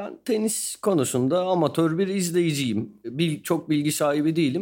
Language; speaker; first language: Turkish; native; Turkish